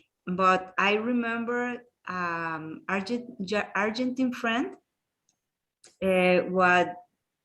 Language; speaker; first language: English; non-native, learner; Spanish